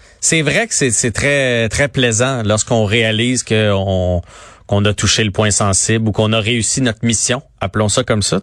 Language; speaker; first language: French; native; French